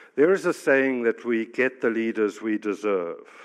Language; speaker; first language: English; native; English